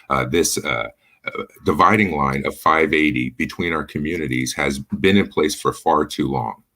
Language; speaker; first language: English; native; English